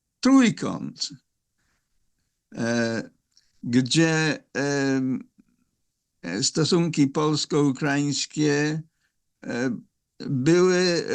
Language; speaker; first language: Polish; non-native, fluent; English